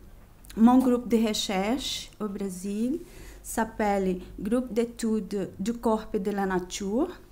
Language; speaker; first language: French; non-native, fluent; Chinese